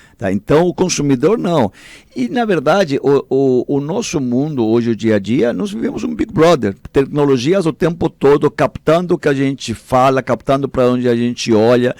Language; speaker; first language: Portuguese; non-native, fluent; Spanish